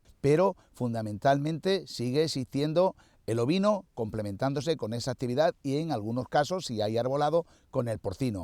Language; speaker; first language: Spanish; native; Spanish